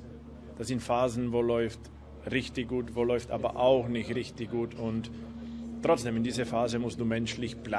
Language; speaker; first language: German; non-native, fluent; Slovak